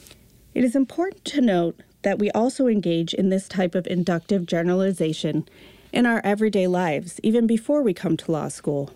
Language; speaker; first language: English; native; English